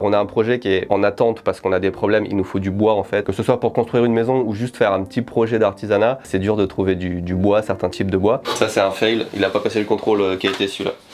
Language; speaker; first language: French; native; French